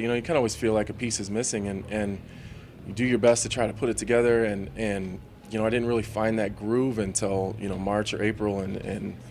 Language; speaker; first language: English; native; English